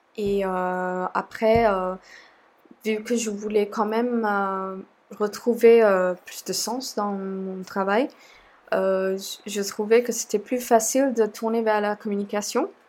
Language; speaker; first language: French; non-native, fluent; Sinhala